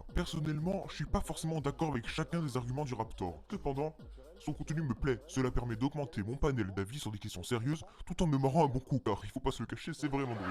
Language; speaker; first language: French; native; French